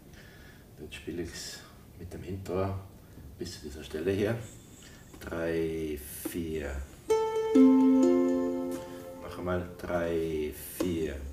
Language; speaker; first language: German; native; German